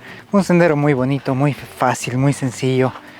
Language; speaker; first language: Spanish; native; Spanish